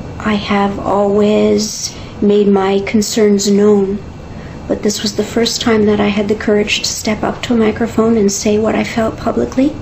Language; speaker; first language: English; native; English